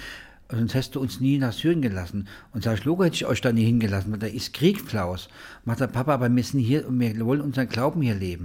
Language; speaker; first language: German; native; German